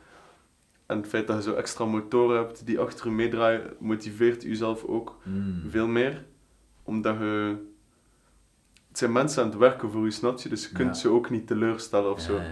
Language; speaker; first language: Dutch; native; Dutch